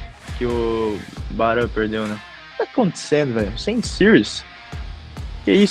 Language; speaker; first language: Portuguese; native; Portuguese